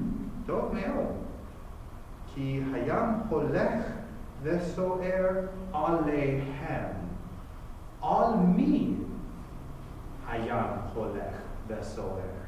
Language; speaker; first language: Hebrew; non-native, fluent; English